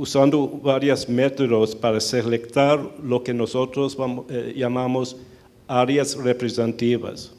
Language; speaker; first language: Spanish; early bilingual, heritage; Spanish